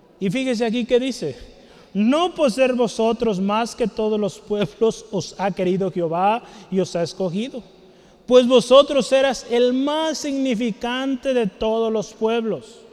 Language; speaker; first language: Spanish; native; Spanish